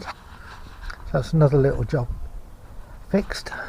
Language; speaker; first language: English; native; English